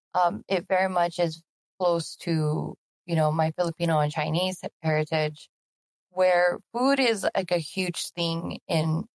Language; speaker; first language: English; native; English